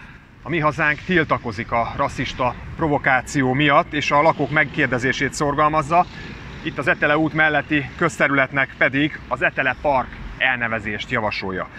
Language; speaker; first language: Hungarian; native; Hungarian